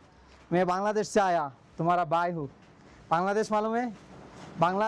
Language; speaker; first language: Hindi; non-native, learner; Bangla